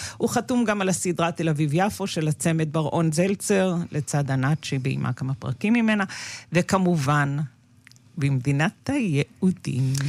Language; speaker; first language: Hebrew; native; Hebrew